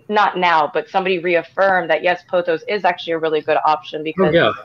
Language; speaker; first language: English; native; English